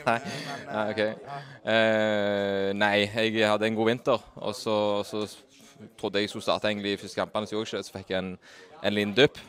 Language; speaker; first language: Norwegian; native; Norwegian